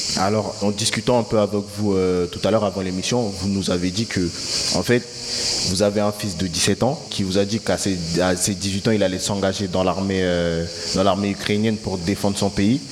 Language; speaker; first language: French; native; French